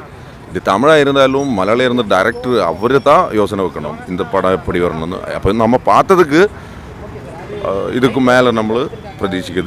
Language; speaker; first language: Tamil; non-native, local second language; Malayalam